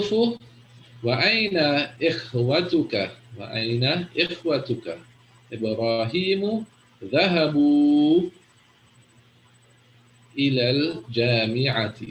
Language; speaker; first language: Arabic; non-native, fluent; English